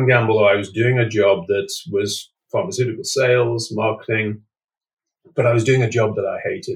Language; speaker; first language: English; native; English